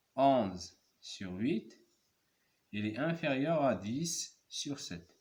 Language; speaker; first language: French; non-native, local second language; Arabic